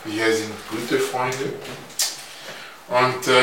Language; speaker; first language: German; non-native, learner; French